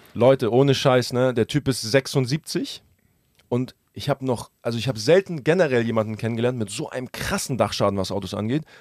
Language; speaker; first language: German; early bilingual, other home language; Russian